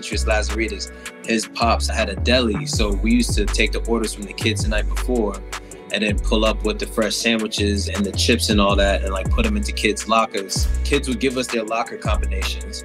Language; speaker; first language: English; native; English